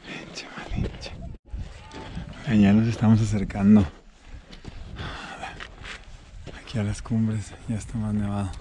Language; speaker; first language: Spanish; native; Spanish